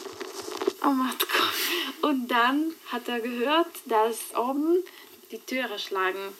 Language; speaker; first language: German; non-native, fluent; Polish